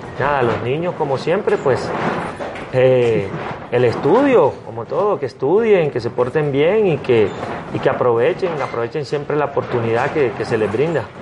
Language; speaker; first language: Spanish; native; Spanish